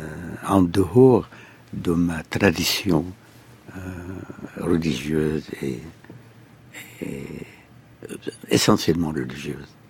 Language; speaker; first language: French; non-native, fluent; Arabic